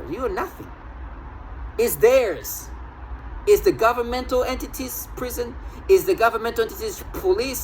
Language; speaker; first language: English; non-native, fluent; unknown